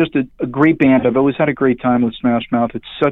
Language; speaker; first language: English; non-native, fluent; Hebrew